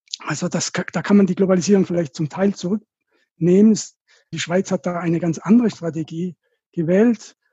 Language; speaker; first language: German; native; German